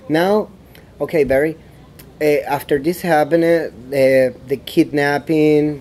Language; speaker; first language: English; non-native, fluent; Spanish